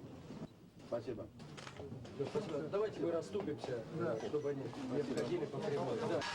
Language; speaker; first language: Russian; native; Russian